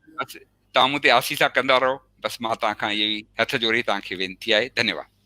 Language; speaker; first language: Sindhi; early bilingual, heritage; Sindhi